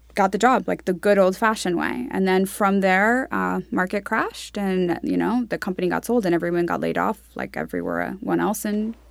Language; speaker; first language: English; native; English